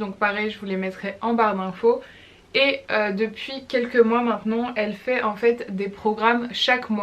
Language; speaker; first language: French; native; French